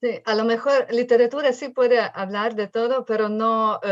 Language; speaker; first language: Spanish; non-native, fluent; Slovenian